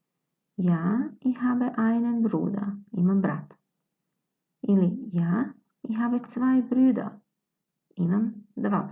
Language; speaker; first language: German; non-native, fluent; Croatian